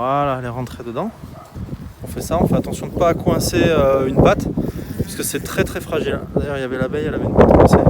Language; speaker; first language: French; native; French